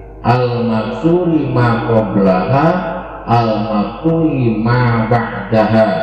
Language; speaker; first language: Arabic; non-native, fluent; Sundanese